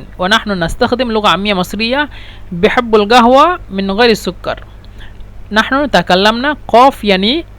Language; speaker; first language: Arabic; non-native, fluent; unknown